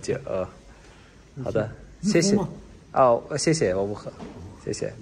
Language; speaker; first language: Chinese; non-native, learner; Turkish